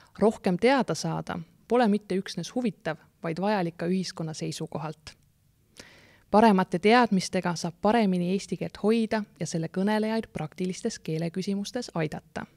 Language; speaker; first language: Estonian; native; Estonian